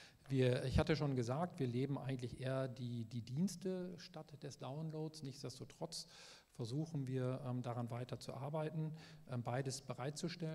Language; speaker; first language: German; native; German